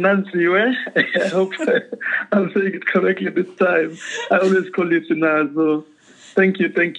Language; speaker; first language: English; non-native, local second language; Zulu